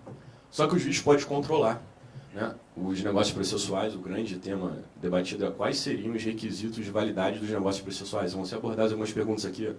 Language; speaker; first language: Portuguese; native; Portuguese